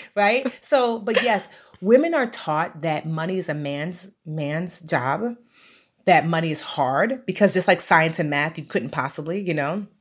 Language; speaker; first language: English; early bilingual, other home language; Yoruba